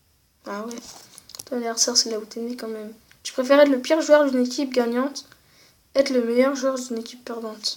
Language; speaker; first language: French; native; French